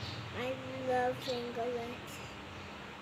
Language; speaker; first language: English; non-native, learner; Urdu